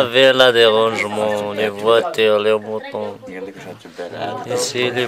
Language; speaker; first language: French; non-native, learner; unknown